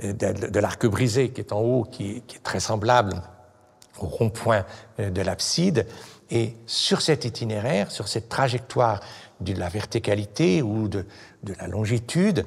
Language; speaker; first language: French; native; French